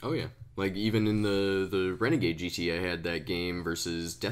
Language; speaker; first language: English; native; English